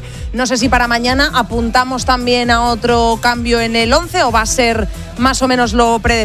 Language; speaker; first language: Spanish; native; Spanish